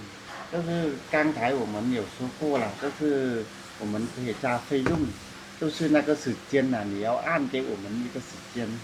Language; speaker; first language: Chinese; non-native, fluent; Vietnamese